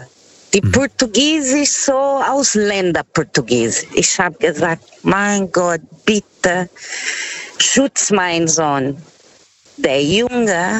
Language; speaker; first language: German; non-native, fluent; Portuguese